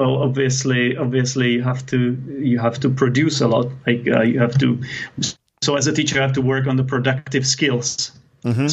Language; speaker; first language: English; non-native, fluent; Czech